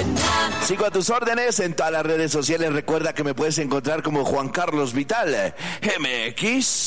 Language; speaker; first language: Spanish; native; Spanish